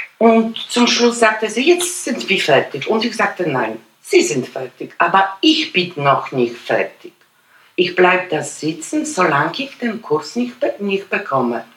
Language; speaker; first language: German; non-native, fluent; Polish